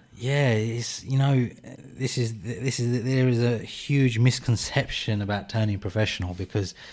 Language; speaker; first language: English; native; English